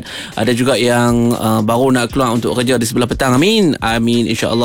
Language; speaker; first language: Malay; native; Malay